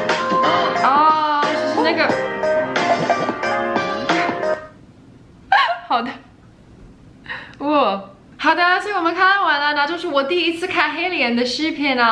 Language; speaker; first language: Chinese; non-native, fluent; English